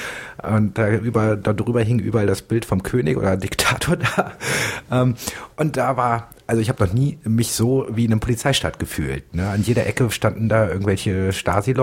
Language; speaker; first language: German; native; German